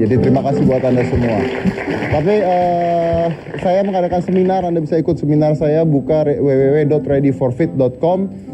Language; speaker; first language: Indonesian; native; Indonesian